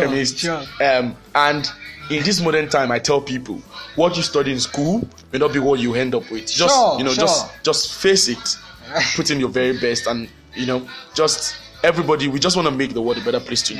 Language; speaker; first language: English; non-native, local second language; Yoruba